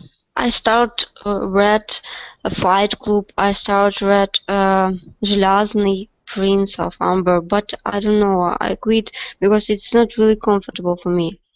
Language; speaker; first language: English; non-native, learner; Russian